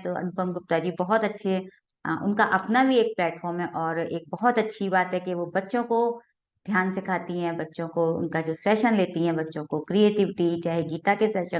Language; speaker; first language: Hindi; native; Hindi